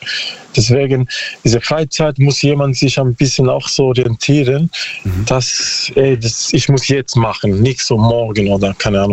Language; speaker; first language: German; non-native, learner; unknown